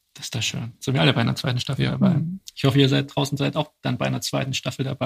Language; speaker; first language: German; native; German